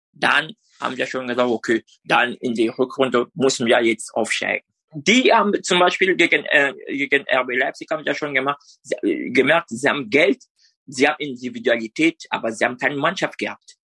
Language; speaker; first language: German; non-native, fluent; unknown